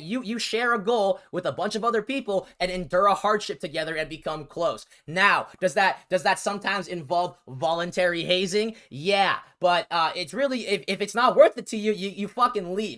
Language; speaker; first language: English; native; English